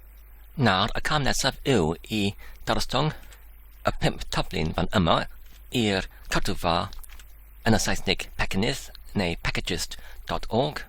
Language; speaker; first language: Welsh; non-native, learner; Polish